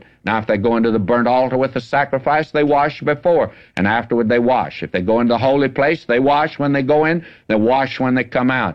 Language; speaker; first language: English; native; English